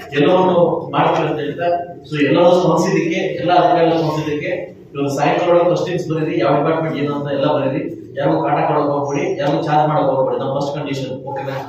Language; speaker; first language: Kannada; native; Kannada